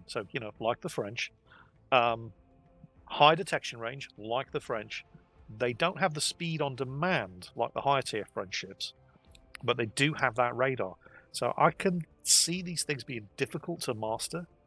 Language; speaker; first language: English; native; English